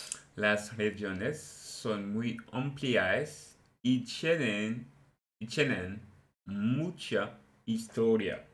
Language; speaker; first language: Spanish; non-native, learner; French